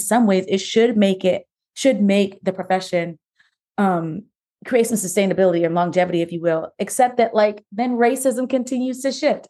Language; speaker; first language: English; native; English